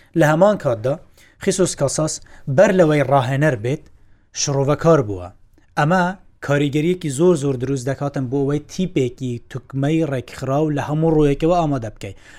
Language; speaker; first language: Central Kurdish; non-native, local second language; Kurdish